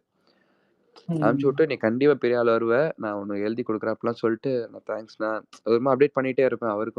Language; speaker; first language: Tamil; native; Tamil